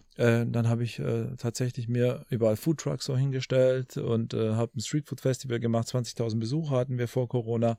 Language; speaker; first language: German; early bilingual, other home language; Albanian